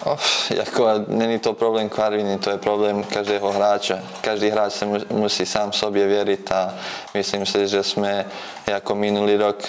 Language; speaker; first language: Czech; non-native, fluent; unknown